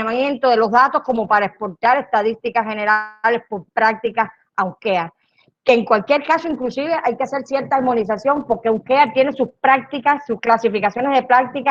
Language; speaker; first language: Spanish; native; Spanish